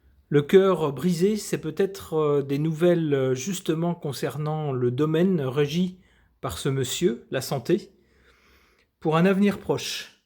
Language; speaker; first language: French; native; French